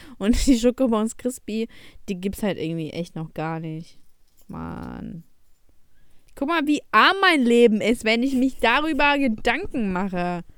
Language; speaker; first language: German; early bilingual, other home language; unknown